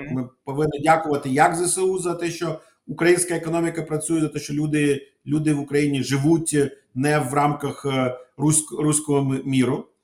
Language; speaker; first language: Ukrainian; non-native, local second language; Russian